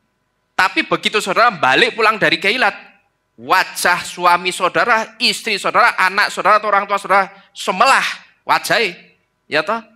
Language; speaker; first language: Indonesian; native; Indonesian